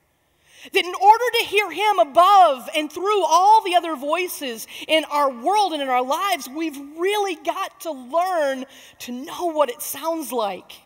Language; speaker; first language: English; native; English